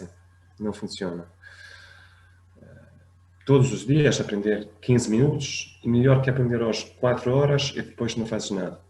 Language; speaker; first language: Portuguese; non-native, fluent; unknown